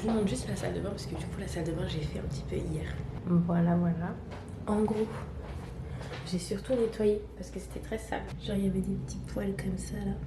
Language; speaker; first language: French; native; French